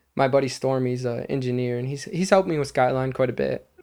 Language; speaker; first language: English; native; English